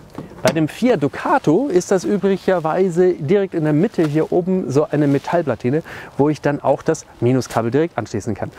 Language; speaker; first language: German; native; German